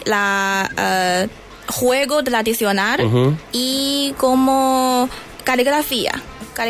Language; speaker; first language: Spanish; non-native, learner; Chinese